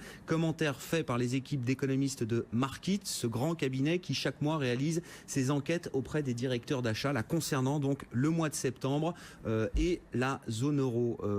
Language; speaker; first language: French; native; French